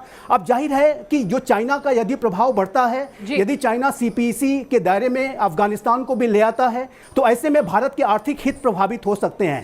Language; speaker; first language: Hindi; native; Hindi